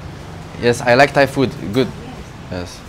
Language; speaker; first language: English; non-native, learner; Arabic